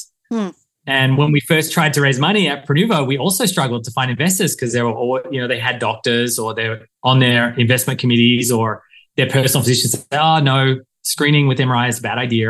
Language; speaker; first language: English; native; English